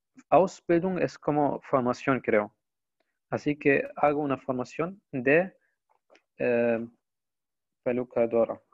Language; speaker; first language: Spanish; non-native, fluent; Arabic